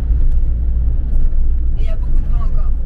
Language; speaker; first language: French; native; French